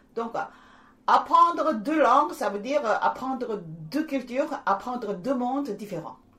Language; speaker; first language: French; non-native, fluent; Korean